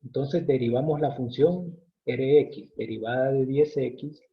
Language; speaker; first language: Spanish; native; Spanish